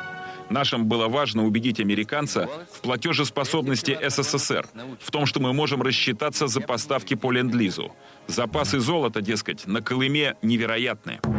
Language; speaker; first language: Russian; native; Russian